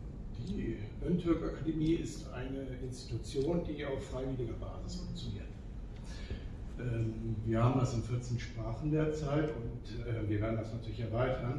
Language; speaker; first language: German; early bilingual, other home language; Turkish